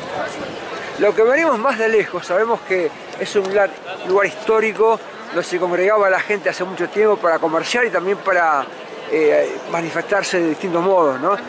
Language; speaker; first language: Spanish; native; Spanish